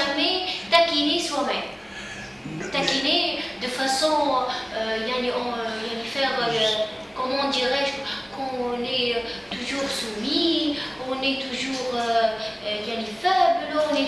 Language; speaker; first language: French; non-native, learner; Arabic